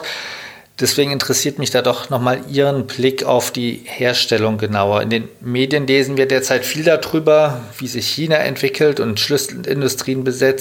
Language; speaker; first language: German; native; German